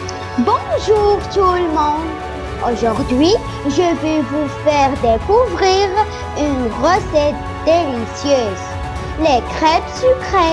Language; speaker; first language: French; non-native, learner; Arabic